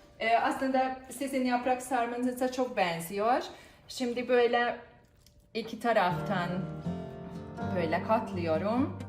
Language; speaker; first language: Turkish; non-native, fluent; Hungarian